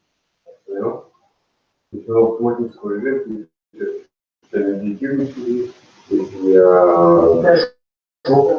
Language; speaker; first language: French; non-native, learner; Russian